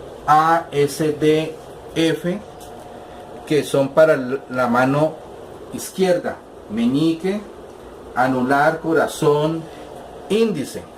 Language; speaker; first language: Spanish; native; Spanish